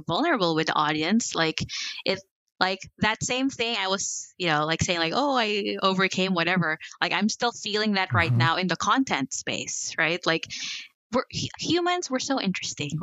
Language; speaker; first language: English; non-native, local second language; Filipino